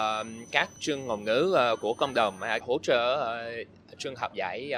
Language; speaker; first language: Vietnamese; non-native, learner; English